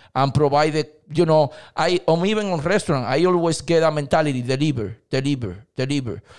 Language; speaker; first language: English; non-native, learner; Spanish